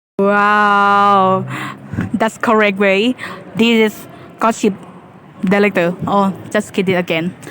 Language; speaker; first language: English; non-native, learner; Thai